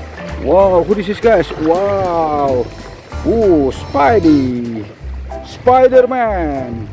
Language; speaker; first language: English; non-native, learner; Indonesian